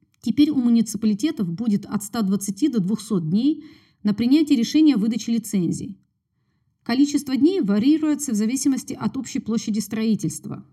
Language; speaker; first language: Russian; native; Russian